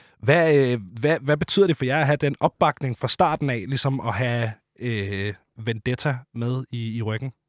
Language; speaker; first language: Danish; native; Danish